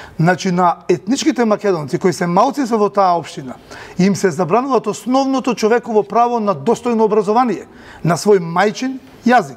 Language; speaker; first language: Macedonian; native; Macedonian